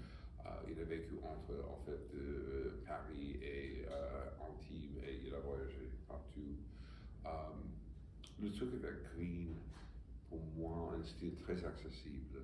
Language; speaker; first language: French; non-native, fluent; English